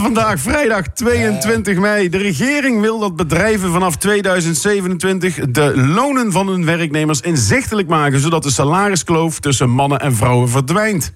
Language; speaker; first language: Dutch; native; Dutch